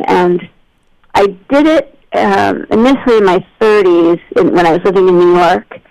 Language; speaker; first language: English; native; English